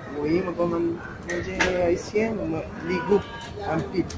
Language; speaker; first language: Haitian Creole; non-native, learner; Spanish